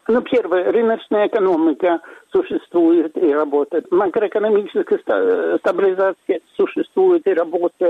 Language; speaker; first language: Russian; non-native, fluent; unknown